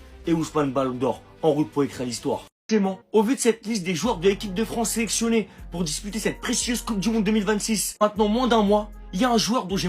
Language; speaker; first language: French; native; French